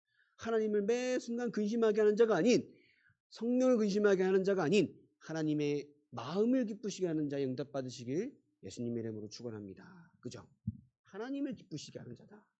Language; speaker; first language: Korean; native; Korean